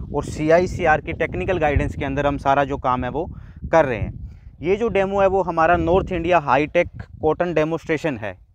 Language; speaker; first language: Hindi; non-native, local second language; Punjabi